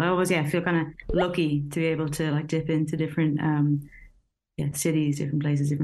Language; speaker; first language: English; native; English